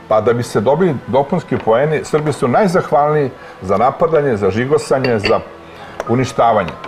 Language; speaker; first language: Croatian; native; Croatian